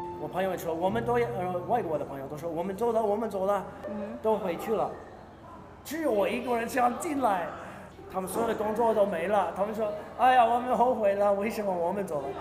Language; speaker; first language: Chinese; non-native, fluent; English